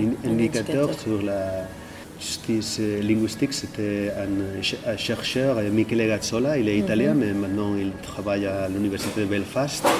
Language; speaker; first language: French; non-native, fluent; Catalan